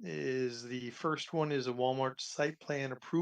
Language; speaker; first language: English; native; English